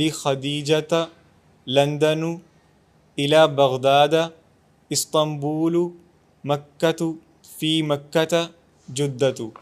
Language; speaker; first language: Arabic; non-native, learner; Urdu